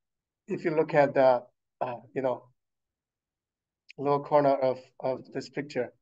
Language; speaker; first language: English; non-native, fluent; Chinese